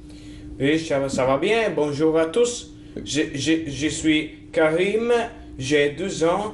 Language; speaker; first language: French; non-native, learner; Italian